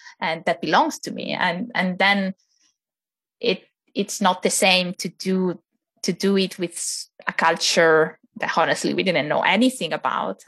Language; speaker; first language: English; non-native, fluent; Italian